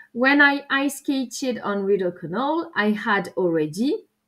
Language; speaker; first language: English; non-native, fluent; French